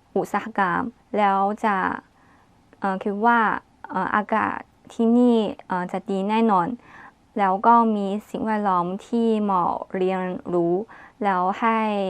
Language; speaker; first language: Thai; non-native, learner; Chinese